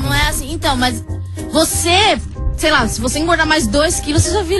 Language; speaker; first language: Portuguese; native; Portuguese